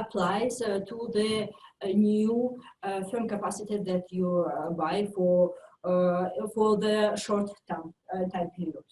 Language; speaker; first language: English; non-native, fluent; French